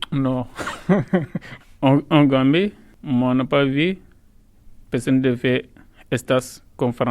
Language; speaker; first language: French; non-native, learner; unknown